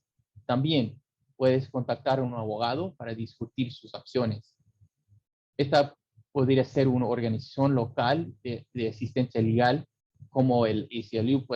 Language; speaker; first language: Spanish; early bilingual, heritage; English